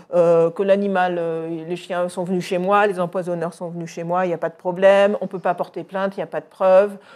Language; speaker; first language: French; native; French